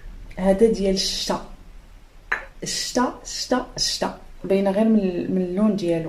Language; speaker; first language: Arabic; native; Arabic